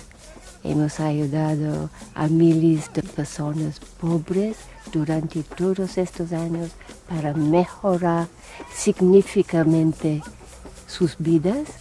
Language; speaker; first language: Spanish; non-native, fluent; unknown